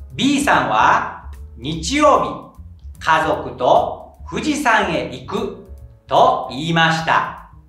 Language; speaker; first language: Japanese; non-native, fluent; Indonesian